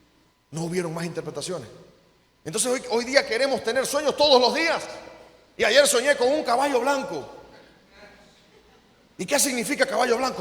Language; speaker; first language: Spanish; native; Spanish